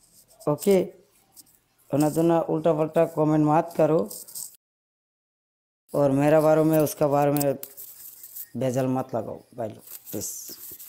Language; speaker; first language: Hindi; non-native, learner; Bangla